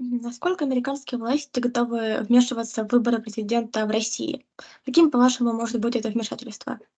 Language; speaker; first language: Russian; native; Russian